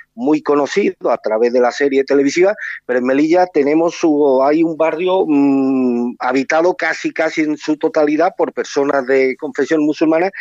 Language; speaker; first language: Spanish; native; Spanish